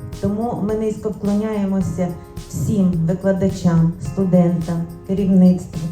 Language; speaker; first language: Ukrainian; native; Ukrainian